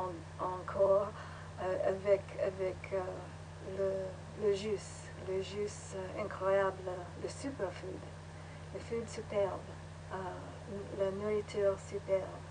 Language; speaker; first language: French; non-native, learner; English